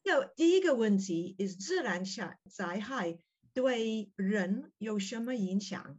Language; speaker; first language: Chinese; non-native, learner; English